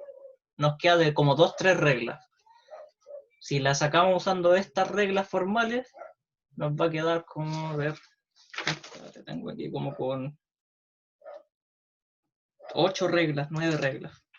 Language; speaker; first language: Spanish; native; Spanish